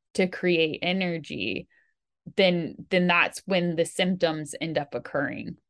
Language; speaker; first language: English; native; English